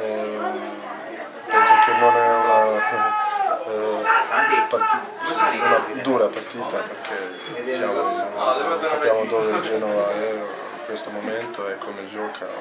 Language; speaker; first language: Italian; non-native, learner; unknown